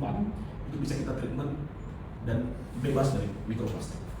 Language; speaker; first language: Indonesian; native; Indonesian